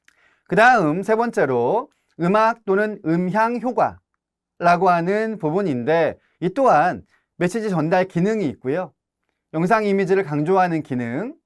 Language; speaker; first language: Korean; native; Korean